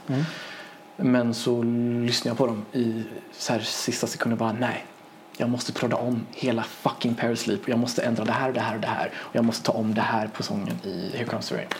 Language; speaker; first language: Swedish; early bilingual, other home language; Persian